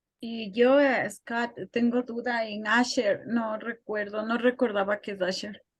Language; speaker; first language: Spanish; native; Spanish